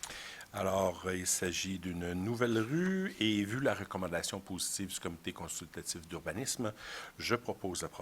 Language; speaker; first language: French; native; French